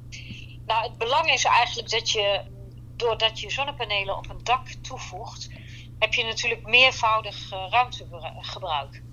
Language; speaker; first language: Dutch; native; Dutch